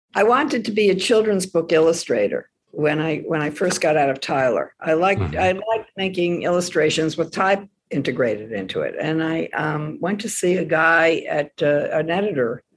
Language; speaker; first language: English; native; English